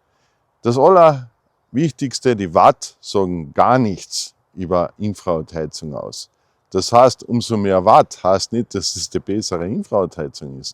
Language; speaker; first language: German; native; German